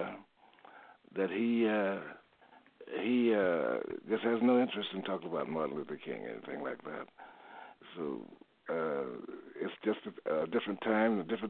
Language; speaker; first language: English; native; English